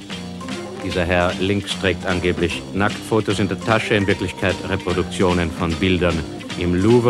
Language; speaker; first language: German; native; German